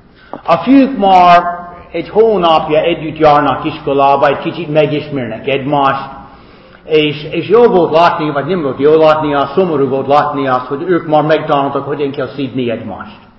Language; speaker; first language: Hungarian; non-native, fluent; English